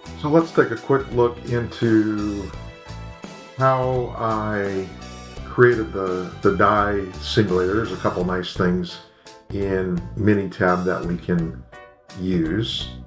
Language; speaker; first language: English; native; English